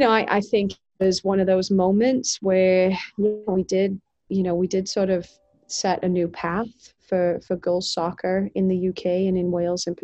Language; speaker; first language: English; native; English